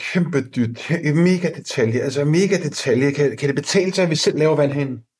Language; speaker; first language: Danish; native; Danish